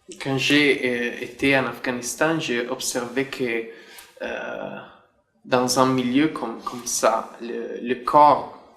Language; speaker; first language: French; non-native, fluent; Italian